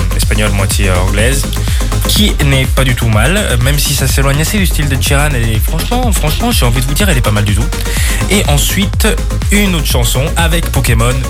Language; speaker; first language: French; non-native, fluent; Portuguese